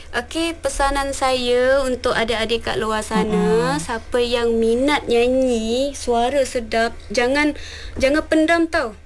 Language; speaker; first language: Malay; non-native, local second language; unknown